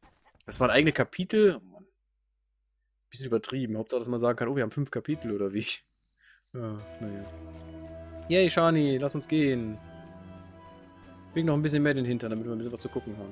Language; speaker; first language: German; native; German